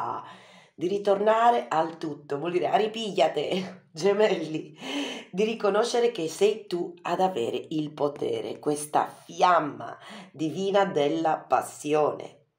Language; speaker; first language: Italian; native; Italian